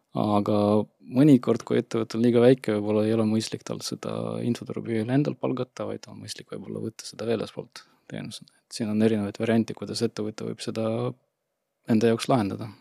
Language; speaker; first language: Estonian; non-native, local second language; Russian